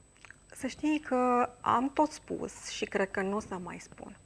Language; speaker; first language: Romanian; native; Romanian